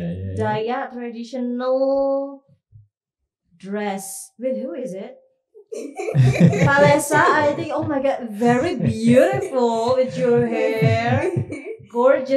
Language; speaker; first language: English; non-native, fluent; Indonesian